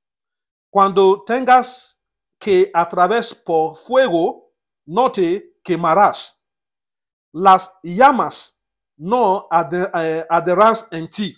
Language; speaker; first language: Spanish; non-native, learner; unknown